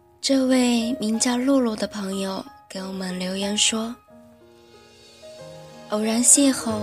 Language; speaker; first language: Chinese; native; Chinese